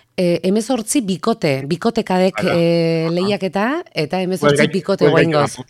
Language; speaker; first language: Basque; native; Basque